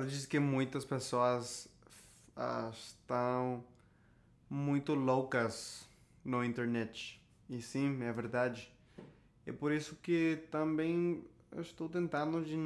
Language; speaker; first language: Portuguese; non-native, learner; Spanish